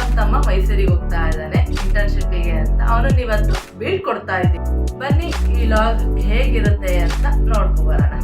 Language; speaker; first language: Kannada; native; Kannada